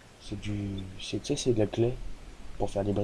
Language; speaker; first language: French; native; French